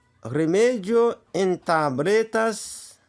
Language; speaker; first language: Spanish; non-native, learner; Haitian Creole